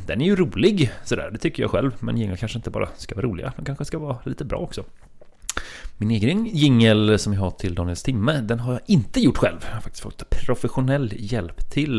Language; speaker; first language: Swedish; native; Swedish